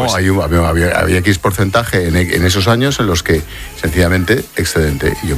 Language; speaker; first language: Spanish; native; Spanish